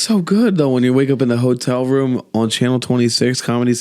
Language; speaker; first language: English; native; English